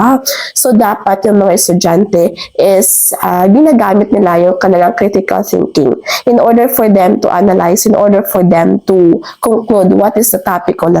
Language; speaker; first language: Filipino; native; Filipino